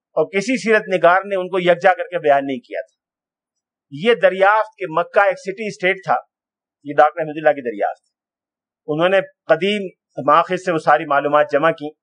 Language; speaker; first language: Urdu; native; Urdu